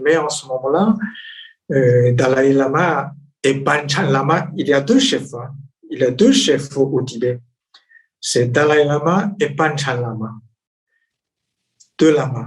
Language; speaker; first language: French; non-native, fluent; Chinese